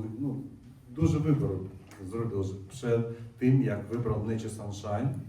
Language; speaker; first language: Polish; non-native, learner; Russian